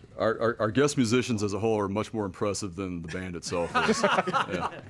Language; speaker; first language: English; native; English